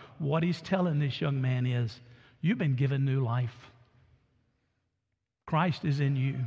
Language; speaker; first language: English; native; English